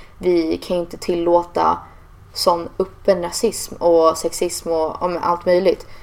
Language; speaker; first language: Swedish; early bilingual, heritage; Swedish